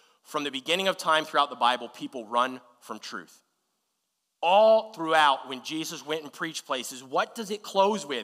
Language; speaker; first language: English; native; English